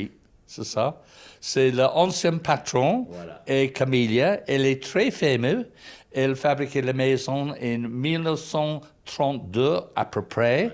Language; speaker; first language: French; non-native, learner; English